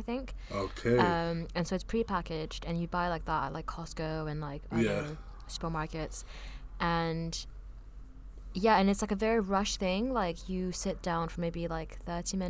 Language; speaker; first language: English; early bilingual, other home language; Vietnamese